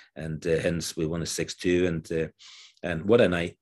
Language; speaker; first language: English; non-native, fluent; Finnish